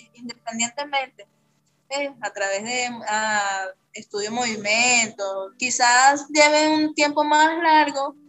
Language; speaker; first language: Spanish; native; Spanish